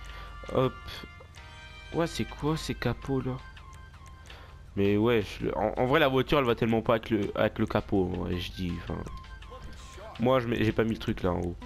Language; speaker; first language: French; native; French